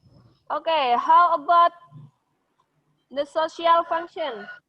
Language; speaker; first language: English; non-native, fluent; Indonesian